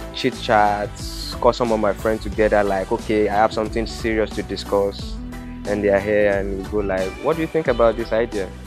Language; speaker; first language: English; non-native, local second language; Yoruba